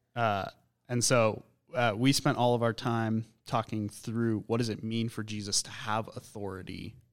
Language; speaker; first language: English; native; English